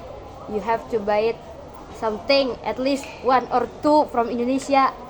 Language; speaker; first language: English; non-native, learner; Indonesian